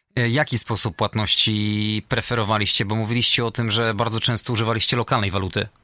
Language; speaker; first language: Polish; native; Polish